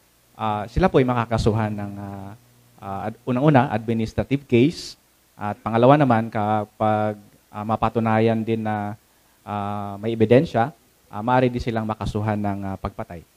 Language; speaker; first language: Filipino; native; Filipino